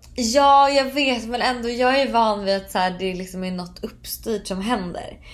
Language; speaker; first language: Swedish; native; Swedish